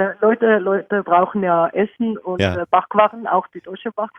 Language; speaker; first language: German; non-native, fluent; Norwegian